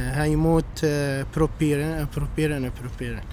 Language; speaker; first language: Dutch; non-native, fluent; Arabic